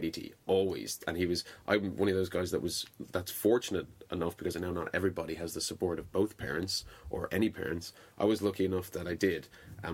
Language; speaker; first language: English; native; English